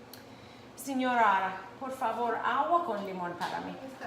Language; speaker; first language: Spanish; non-native, learner; English